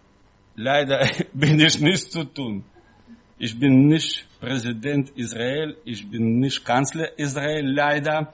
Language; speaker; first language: German; non-native, learner; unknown